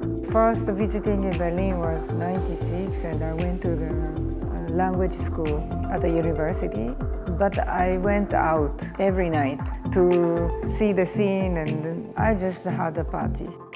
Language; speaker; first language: English; non-native, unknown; Japanese